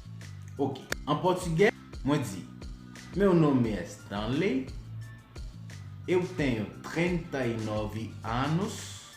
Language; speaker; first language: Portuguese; non-native, fluent; Haitian Creole